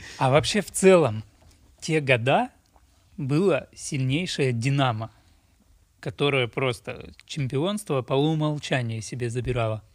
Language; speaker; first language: Russian; native; Russian